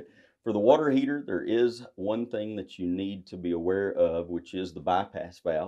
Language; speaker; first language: English; native; English